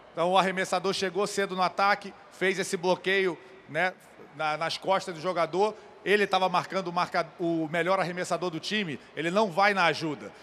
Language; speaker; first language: Portuguese; native; Portuguese